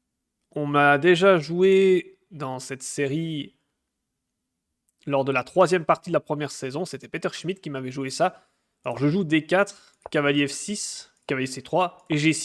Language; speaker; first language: French; native; French